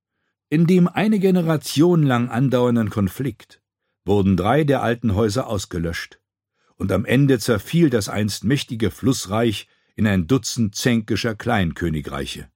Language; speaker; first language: German; native; German